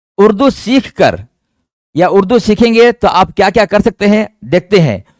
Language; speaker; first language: Urdu; native; Urdu